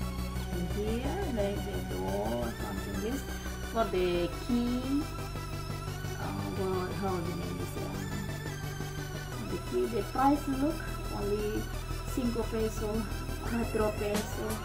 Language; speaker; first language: English; non-native, learner; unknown